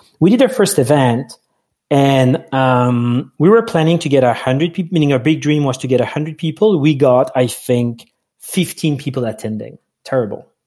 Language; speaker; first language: English; non-native, fluent; French